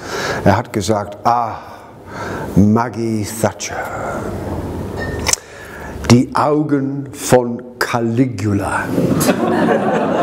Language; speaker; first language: German; non-native, learner; English